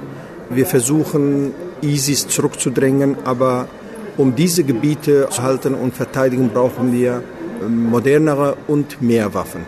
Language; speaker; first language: German; non-native, fluent; Kurdish